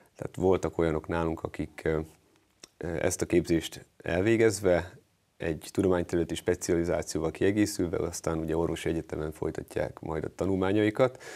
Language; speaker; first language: Hungarian; native; Hungarian